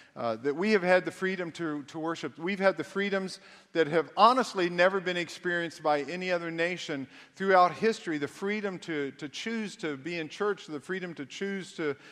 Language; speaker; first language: English; native; English